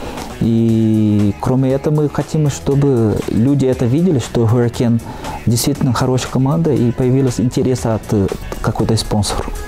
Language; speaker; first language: Russian; non-native, fluent; Portuguese